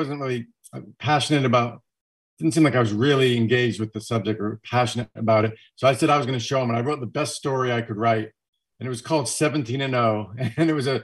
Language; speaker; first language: English; native; English